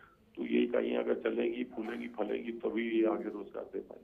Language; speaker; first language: Hindi; native; Hindi